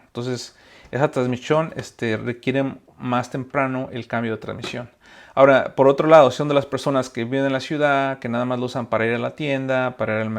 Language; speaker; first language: Spanish; native; Spanish